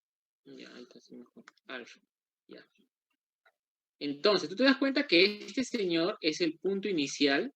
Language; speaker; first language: Spanish; native; Spanish